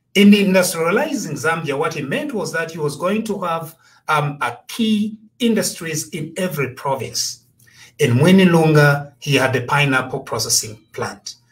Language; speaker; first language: English; non-native, local second language; Bemba